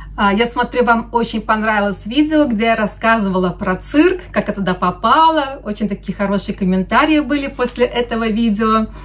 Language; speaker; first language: Russian; non-native, local second language; Lithuanian